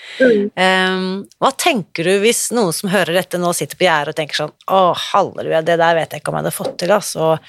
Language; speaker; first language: Norwegian; native; Norwegian